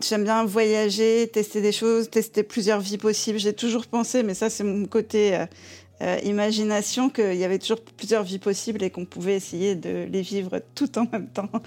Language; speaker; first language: French; native; French